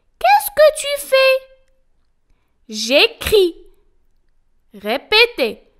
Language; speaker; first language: French; non-native, local second language; Arabic